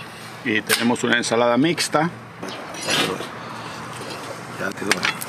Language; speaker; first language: Spanish; native; Spanish